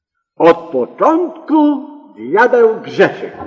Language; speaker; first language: Polish; native; Polish